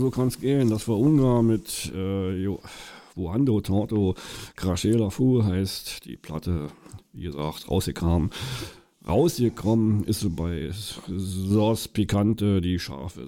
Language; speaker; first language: German; native; German